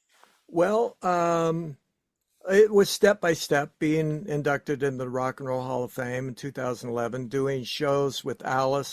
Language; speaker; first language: English; native; English